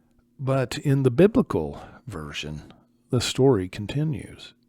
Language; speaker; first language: English; native; English